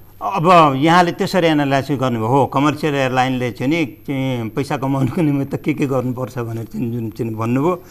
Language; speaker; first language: Nepali; native; Nepali